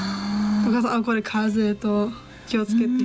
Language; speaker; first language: Japanese; non-native, learner; English